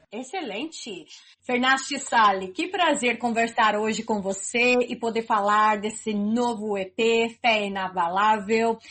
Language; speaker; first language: Portuguese; native; Portuguese